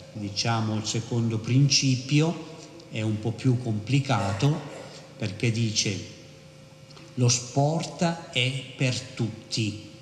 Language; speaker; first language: Italian; native; Italian